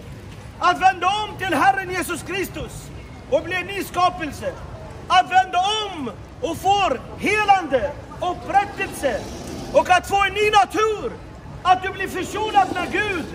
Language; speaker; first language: Swedish; non-native, fluent; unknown